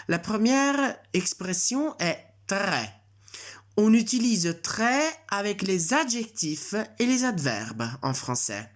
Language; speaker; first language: French; non-native, fluent; Italian